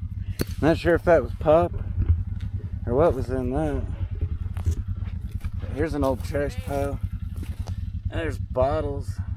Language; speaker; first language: English; native; English